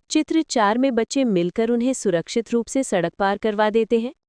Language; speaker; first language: Hindi; non-native, local second language; Malayalam